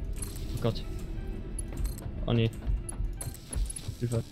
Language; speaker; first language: German; native; German